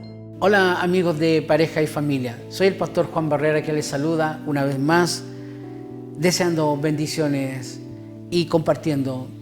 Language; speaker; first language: Spanish; native; Spanish